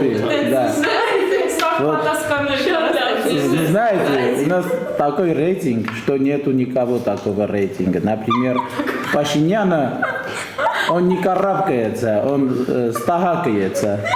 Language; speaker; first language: Russian; non-native, learner; Armenian